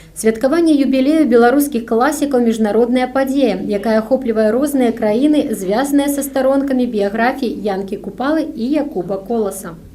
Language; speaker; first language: Belarusian; native; Belarusian